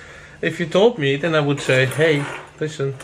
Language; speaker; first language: English; non-native, fluent; Dutch